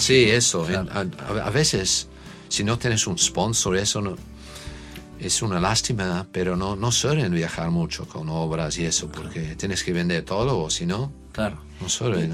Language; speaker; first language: Spanish; non-native, learner; English